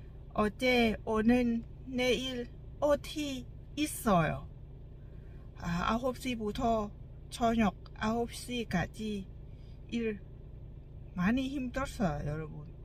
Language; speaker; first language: Korean; non-native, learner; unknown